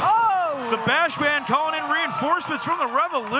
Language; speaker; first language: English; native; English